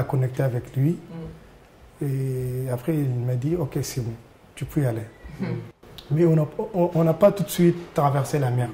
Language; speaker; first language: French; non-native, learner; Arabic